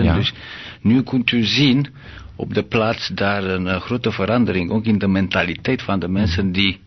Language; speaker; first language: Dutch; non-native, learner; Romanian